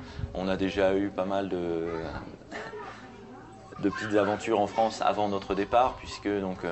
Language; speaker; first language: French; native; French